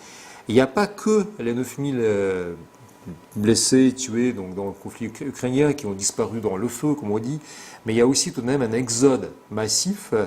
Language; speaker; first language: French; non-native, fluent; Russian